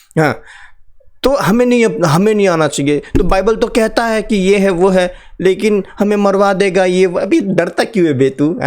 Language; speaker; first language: Hindi; non-native, local second language; Nepali